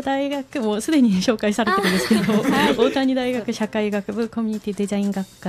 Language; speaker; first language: Japanese; non-native, fluent; Korean